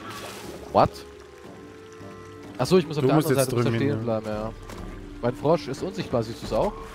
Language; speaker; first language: German; native; German